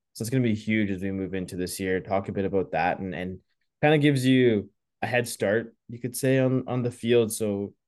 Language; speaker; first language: English; native; English